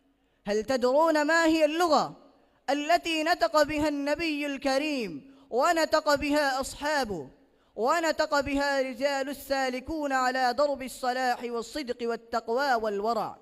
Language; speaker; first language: Arabic; non-native, learner; Bangla